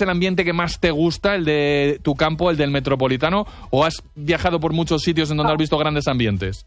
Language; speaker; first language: Spanish; native; Spanish